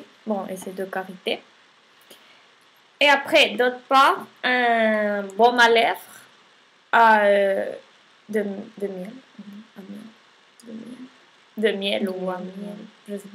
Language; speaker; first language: French; non-native, learner; Spanish